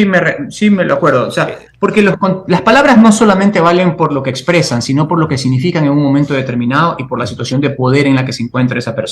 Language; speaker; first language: Spanish; native; Spanish